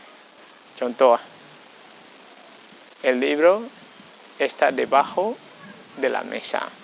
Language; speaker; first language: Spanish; non-native, fluent; Indonesian